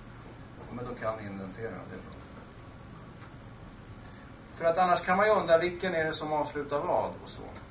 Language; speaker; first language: Swedish; native; Swedish